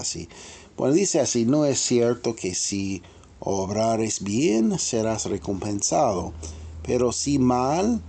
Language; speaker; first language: Spanish; non-native, fluent; English